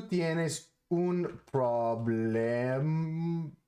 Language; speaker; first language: Spanish; non-native, learner; English